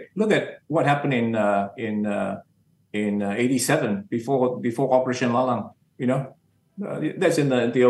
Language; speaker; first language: English; non-native, local second language; Min Nan Chinese